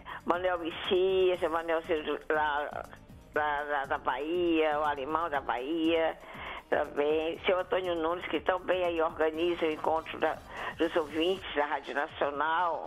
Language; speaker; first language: Portuguese; native; Portuguese